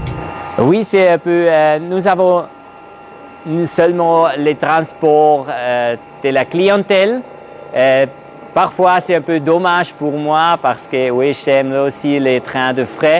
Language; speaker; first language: French; non-native, learner; German